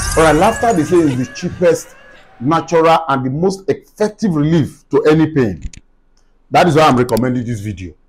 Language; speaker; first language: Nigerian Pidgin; non-native, local second language; Hausa